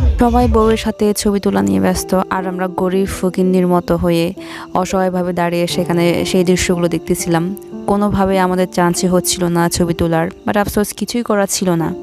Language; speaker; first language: Bangla; non-native, local second language; Chakma